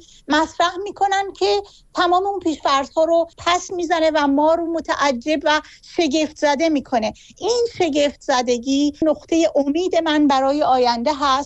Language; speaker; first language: Persian; native; Persian